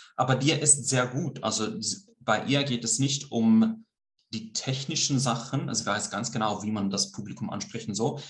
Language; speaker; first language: German; early bilingual, heritage; Swiss German